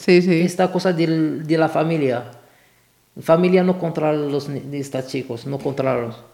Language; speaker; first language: Spanish; non-native, learner; Arabic